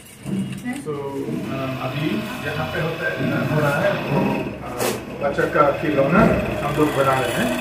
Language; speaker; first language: Hindi; non-native, learner; English